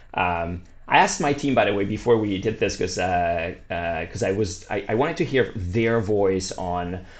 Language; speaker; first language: English; non-native, fluent; Italian